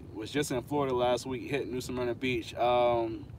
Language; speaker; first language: English; native; English